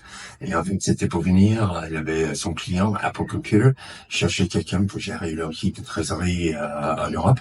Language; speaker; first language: French; non-native, fluent; English